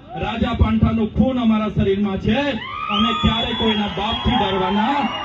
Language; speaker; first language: Gujarati; non-native, local second language; Vasavi